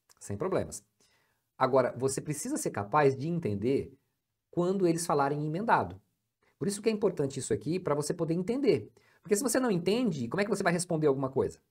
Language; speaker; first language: Portuguese; native; Portuguese